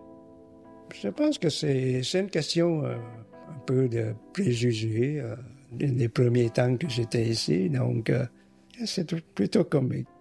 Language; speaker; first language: French; non-native, fluent; Vietnamese